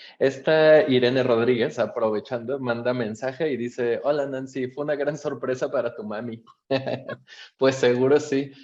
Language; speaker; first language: Spanish; native; Spanish